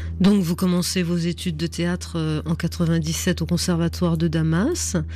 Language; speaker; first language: French; native; French